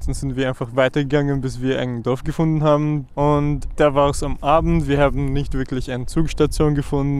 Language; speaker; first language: German; non-native, fluent; Arabic